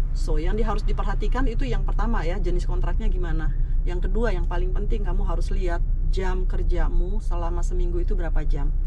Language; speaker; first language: Indonesian; native; Indonesian